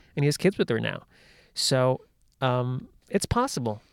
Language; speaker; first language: English; native; English